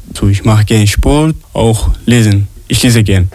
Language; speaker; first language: German; non-native, learner; Arabic